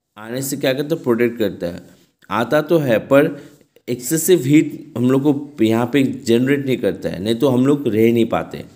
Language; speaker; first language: Hindi; non-native, local second language; Bangla